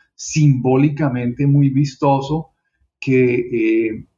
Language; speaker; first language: Spanish; native; Spanish